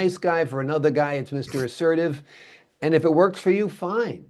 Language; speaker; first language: English; native; English